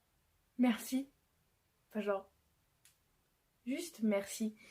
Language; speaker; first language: French; native; French